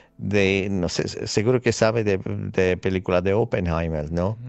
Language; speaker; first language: Spanish; non-native, fluent; Armenian